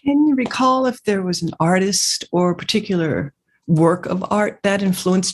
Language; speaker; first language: English; native; English